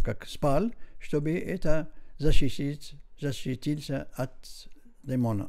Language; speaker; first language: Russian; non-native, learner; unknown